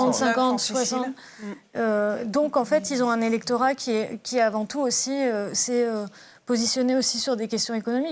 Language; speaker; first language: French; native; French